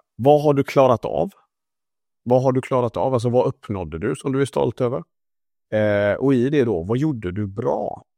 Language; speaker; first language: Swedish; early bilingual, other home language; Italian